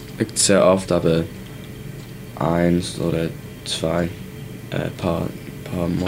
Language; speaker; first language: German; non-native, learner; English